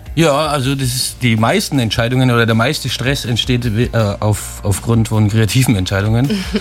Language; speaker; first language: German; native; German